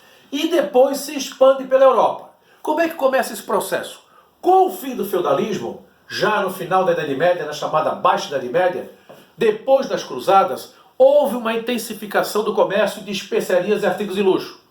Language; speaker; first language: Portuguese; native; Portuguese